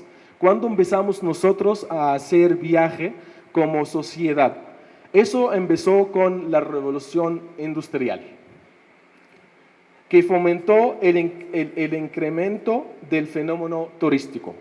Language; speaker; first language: Spanish; non-native, fluent; Arabic